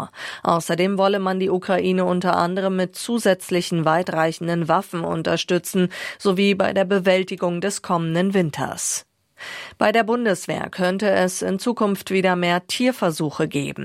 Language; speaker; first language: German; native; German